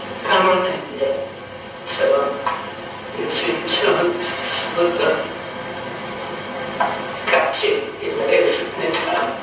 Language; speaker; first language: Korean; non-native, local second language; English